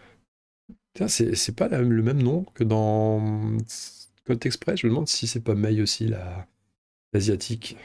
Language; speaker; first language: French; native; French